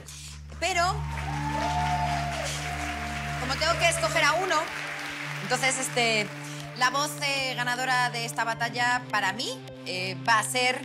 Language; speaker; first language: Spanish; native; Spanish